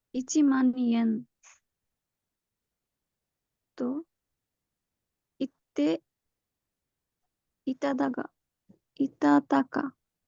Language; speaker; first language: Japanese; non-native, learner; Bangla